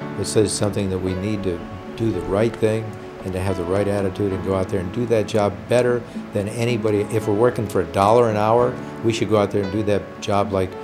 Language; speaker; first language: English; native; English